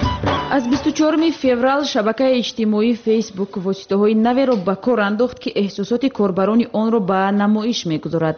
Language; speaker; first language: Tajik; native; Tajik